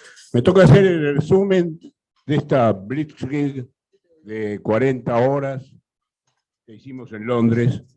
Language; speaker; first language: Spanish; native; Spanish